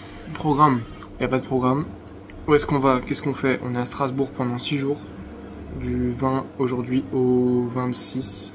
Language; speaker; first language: French; native; French